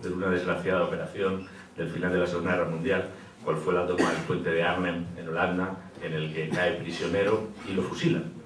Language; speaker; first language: Spanish; native; Spanish